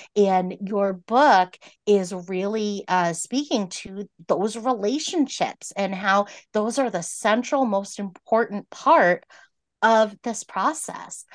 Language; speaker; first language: English; native; English